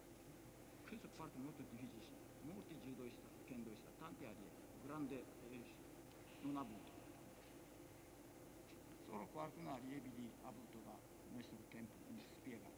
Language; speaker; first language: Italian; non-native, learner; Japanese